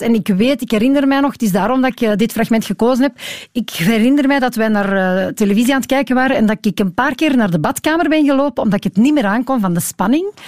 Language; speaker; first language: Dutch; native; Dutch